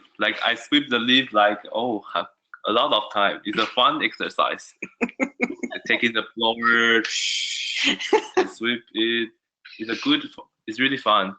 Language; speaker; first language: English; non-native, learner; Chinese